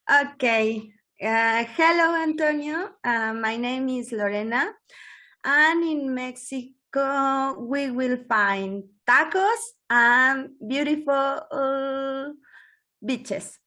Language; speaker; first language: English; non-native, learner; Spanish